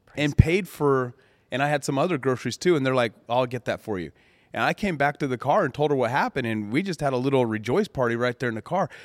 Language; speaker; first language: English; native; English